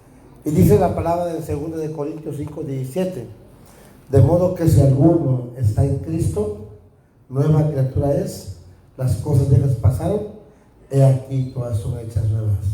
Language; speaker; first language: Spanish; native; Spanish